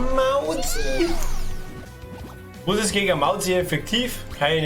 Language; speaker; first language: German; native; German